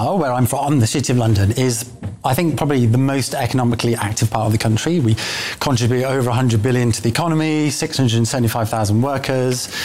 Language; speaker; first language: English; native; English